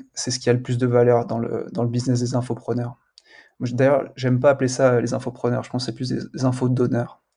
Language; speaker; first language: French; native; French